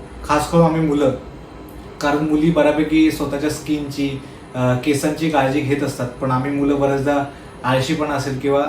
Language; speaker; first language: Marathi; native; Marathi